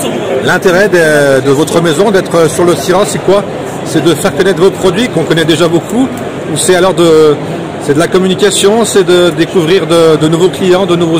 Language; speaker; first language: French; native; French